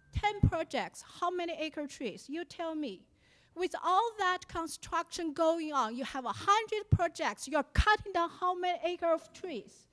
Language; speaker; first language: English; non-native, fluent; Chinese